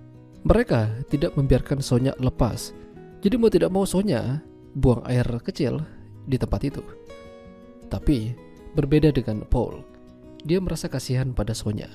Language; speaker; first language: Indonesian; non-native, local second language; Javanese